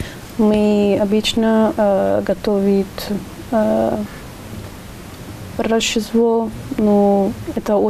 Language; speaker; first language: Russian; non-native, learner; Italian